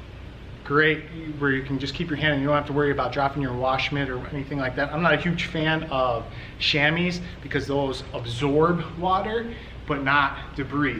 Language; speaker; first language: English; native; English